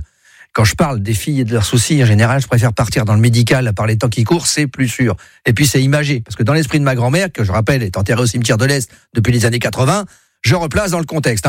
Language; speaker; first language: French; native; French